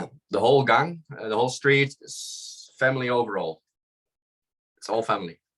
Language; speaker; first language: English; non-native, fluent; Dutch